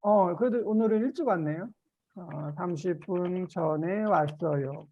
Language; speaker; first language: Korean; native; Korean